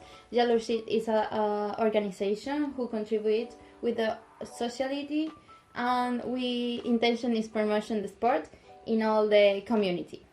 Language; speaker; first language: English; non-native, local second language; Spanish